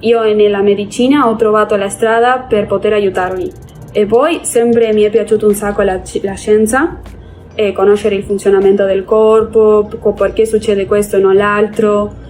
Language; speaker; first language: Italian; non-native, fluent; Spanish